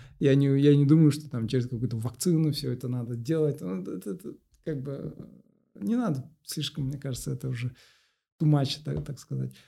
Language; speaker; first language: Russian; non-native, local second language; Kazakh